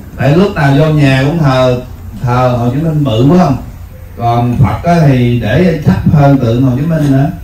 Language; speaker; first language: Vietnamese; native; Vietnamese